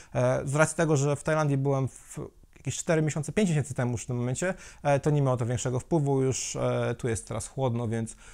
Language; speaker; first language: Polish; native; Polish